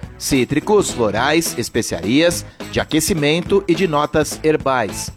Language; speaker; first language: Portuguese; native; Portuguese